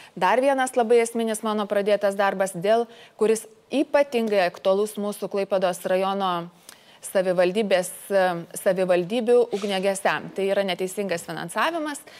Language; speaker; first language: Lithuanian; native; Lithuanian